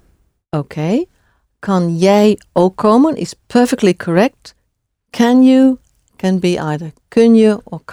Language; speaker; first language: Dutch; non-native, fluent; English